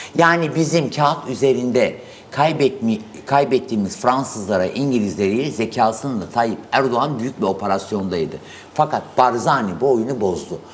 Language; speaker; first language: Turkish; native; Turkish